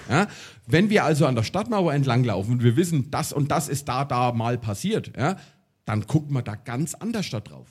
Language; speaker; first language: German; native; German